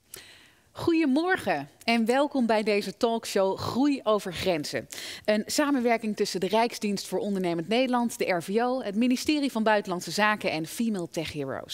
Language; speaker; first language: Dutch; native; Dutch